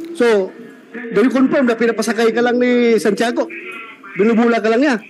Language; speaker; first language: Filipino; non-native, local second language; Cebuano